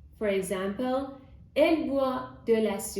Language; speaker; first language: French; non-native, fluent; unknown